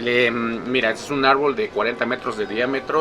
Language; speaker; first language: Spanish; native; Spanish